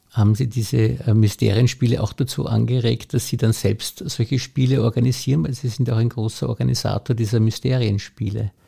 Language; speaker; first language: German; native; German